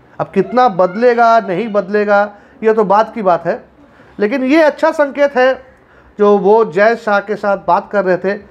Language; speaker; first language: Hindi; non-native, local second language; Bangla